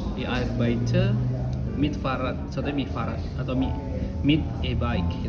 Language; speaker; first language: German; non-native, learner; Indonesian